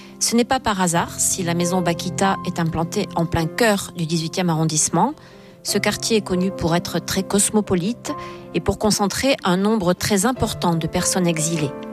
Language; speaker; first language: French; native; French